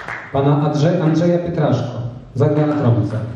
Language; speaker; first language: Polish; native; Polish